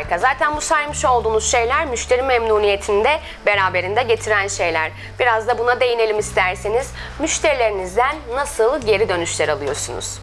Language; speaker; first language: Turkish; native; Turkish